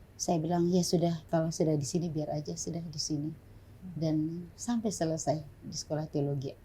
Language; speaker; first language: Indonesian; native; Indonesian